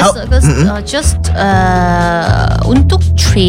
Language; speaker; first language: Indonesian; non-native, learner; Korean